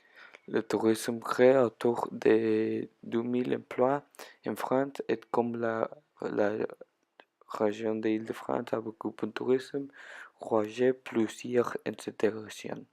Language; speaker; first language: French; non-native, learner; Spanish